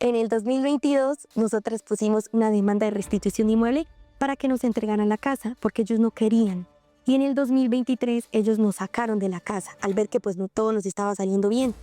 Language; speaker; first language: Spanish; native; Spanish